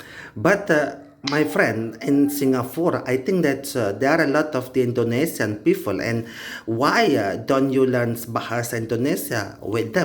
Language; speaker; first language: English; non-native, learner; Indonesian